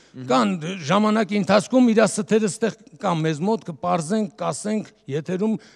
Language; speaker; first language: Armenian; native; Armenian